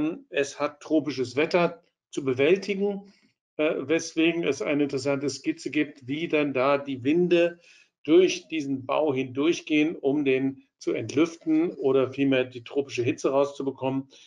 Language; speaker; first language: German; native; German